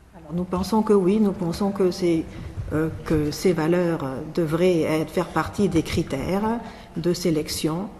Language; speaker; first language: French; non-native, local second language; Arabic